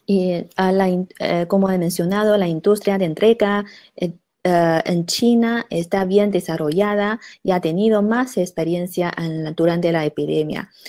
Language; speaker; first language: Spanish; non-native, fluent; Chinese